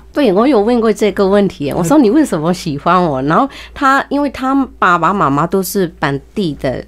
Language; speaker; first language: Chinese; early bilingual, heritage; Chinese